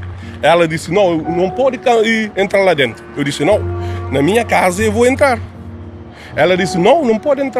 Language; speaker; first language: Portuguese; non-native, local second language; Kabuverdianu